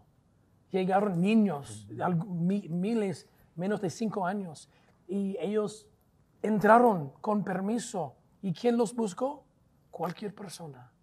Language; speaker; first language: Spanish; non-native, fluent; English